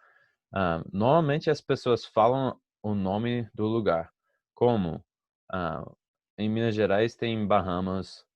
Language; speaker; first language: Portuguese; non-native, fluent; English